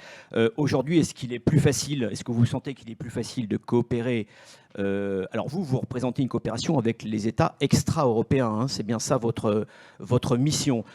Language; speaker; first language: French; native; French